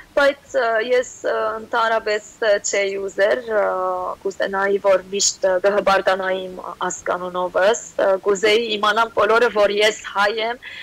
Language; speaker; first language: Armenian; early bilingual, heritage; Armenian